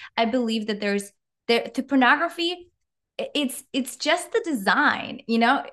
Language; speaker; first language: English; non-native, fluent; Czech